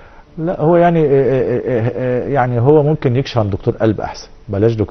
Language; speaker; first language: Arabic; native; Arabic